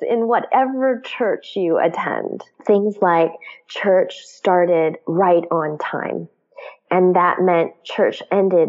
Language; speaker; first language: English; native; English